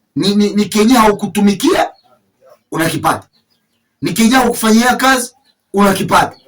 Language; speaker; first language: French; non-native, local second language; Swahili